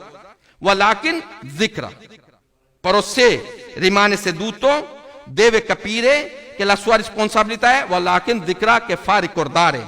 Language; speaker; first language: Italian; non-native, learner; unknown